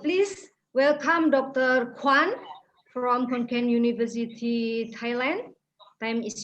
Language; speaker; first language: English; non-native, fluent; Indonesian